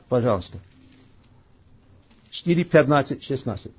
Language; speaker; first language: Russian; non-native, learner; English